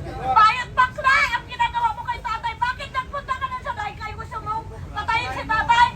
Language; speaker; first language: Filipino; non-native, local second language; Cebuano